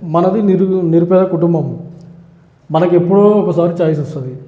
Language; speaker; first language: Telugu; native; Telugu